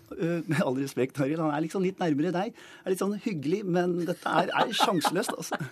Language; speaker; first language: Norwegian; native; Norwegian